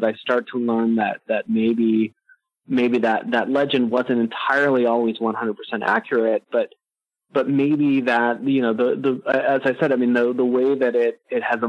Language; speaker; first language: English; native; English